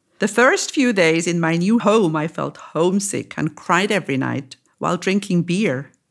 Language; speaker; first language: English; non-native, fluent; German